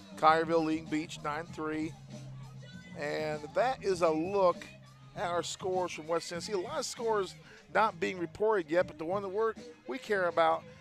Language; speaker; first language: English; native; English